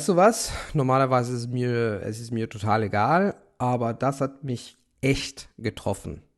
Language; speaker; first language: German; non-native, fluent; Italian